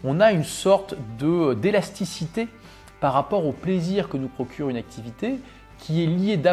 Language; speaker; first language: French; native; French